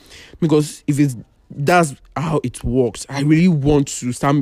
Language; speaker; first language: English; non-native, local second language; Yoruba